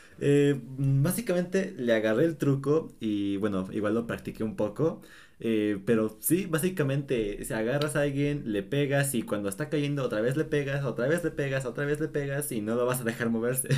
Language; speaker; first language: Spanish; native; Spanish